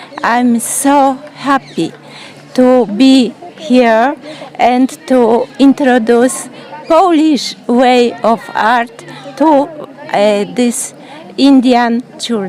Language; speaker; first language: English; non-native, learner; Polish